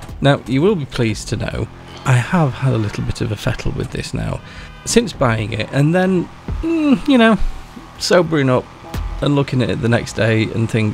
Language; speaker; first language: English; native; English